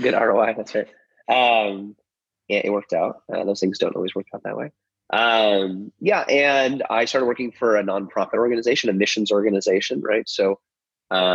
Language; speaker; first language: English; native; English